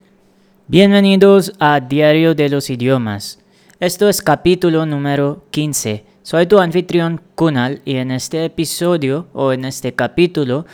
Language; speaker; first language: Spanish; non-native, fluent; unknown